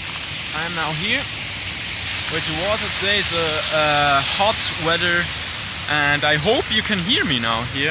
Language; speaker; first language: English; non-native, learner; German